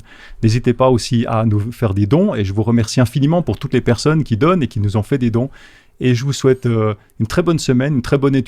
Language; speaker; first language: French; native; French